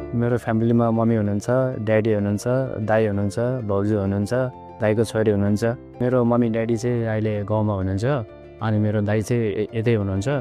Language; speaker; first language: Nepali; non-native, local second language; Eastern Tamang